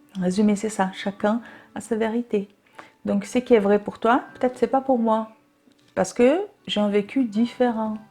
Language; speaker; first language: French; non-native, fluent; Portuguese